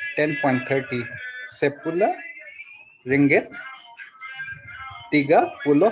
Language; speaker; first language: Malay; non-native, learner; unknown